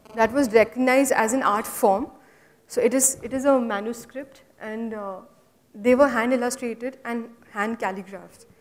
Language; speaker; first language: English; non-native, local second language; Hindi